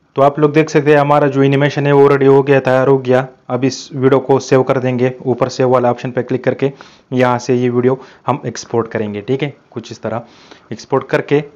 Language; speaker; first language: Urdu; non-native, local second language; Pashto